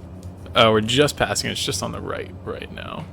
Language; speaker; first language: English; native; English